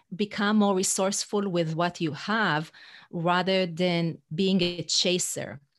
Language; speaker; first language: English; non-native, fluent; Hebrew